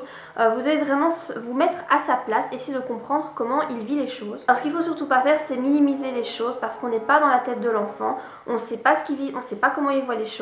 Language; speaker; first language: French; native; French